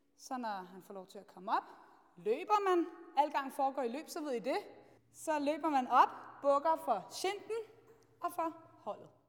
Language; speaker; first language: Danish; native; Danish